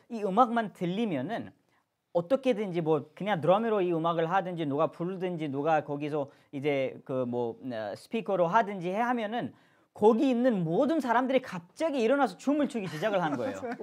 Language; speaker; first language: Korean; non-native, fluent; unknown